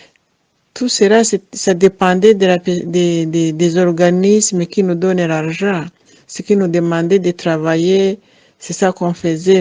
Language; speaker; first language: French; non-native, fluent; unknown